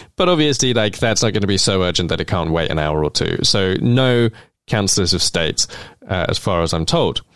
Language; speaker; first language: English; native; English